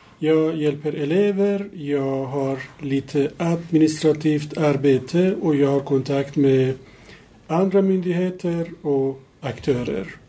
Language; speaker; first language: Swedish; non-native, fluent; Persian